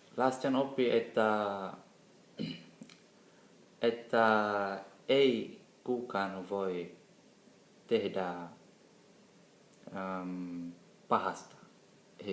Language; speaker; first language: Finnish; non-native, learner; Somali